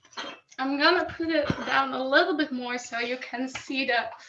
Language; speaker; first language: English; non-native, fluent; Dutch